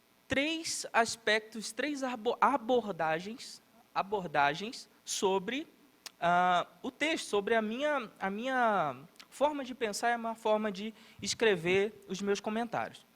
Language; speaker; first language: Portuguese; native; Portuguese